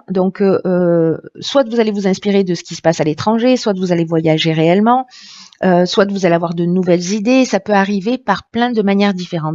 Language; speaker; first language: French; native; French